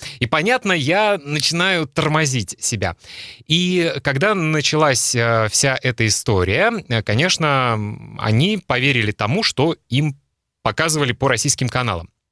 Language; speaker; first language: Russian; native; Russian